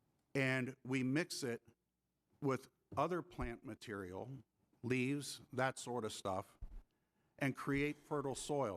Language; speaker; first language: English; native; English